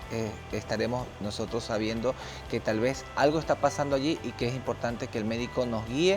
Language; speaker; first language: Spanish; native; Spanish